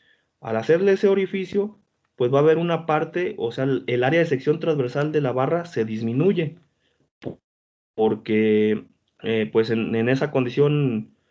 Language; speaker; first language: Spanish; native; Spanish